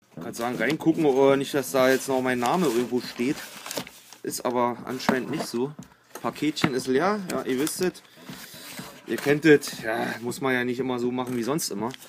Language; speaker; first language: German; native; German